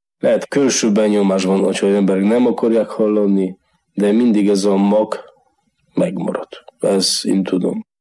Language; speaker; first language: Hungarian; non-native, learner; Polish